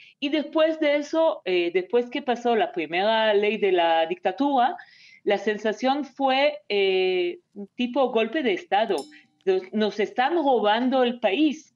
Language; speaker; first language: Spanish; non-native, fluent; Hebrew